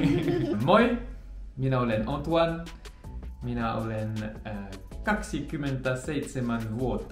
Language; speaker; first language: Finnish; non-native, learner; French